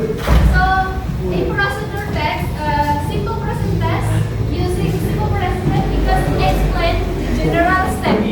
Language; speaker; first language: English; non-native, learner; Indonesian